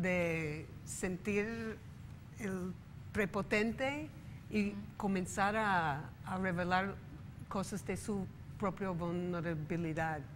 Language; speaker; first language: Spanish; non-native, fluent; English